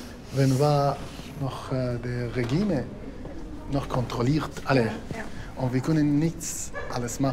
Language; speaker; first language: German; non-native, learner; Arabic